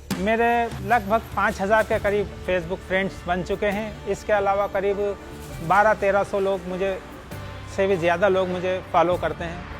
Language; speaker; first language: Hindi; non-native, local second language; Marathi